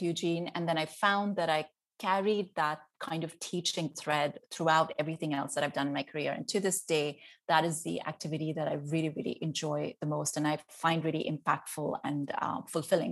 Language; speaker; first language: English; non-native, local second language; Hindi